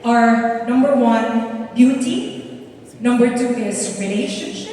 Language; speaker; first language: English; non-native, local second language; Filipino